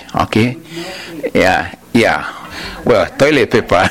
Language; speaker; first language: English; non-native, local second language; Kikuyu